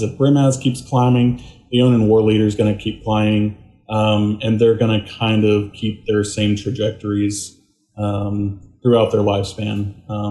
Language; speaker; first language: English; native; English